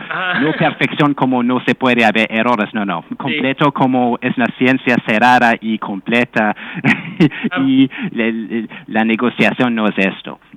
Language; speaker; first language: Spanish; non-native, fluent; English